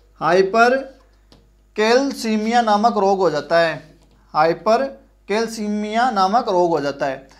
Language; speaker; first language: Hindi; native; Hindi